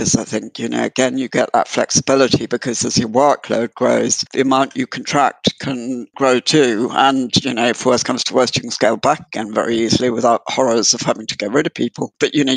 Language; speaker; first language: English; native; English